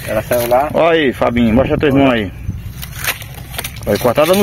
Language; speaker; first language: Portuguese; native; Portuguese